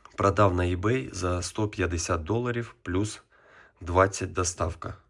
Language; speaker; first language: Ukrainian; native; Ukrainian